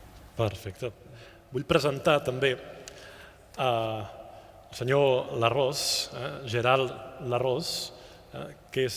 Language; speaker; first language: Catalan; native; Catalan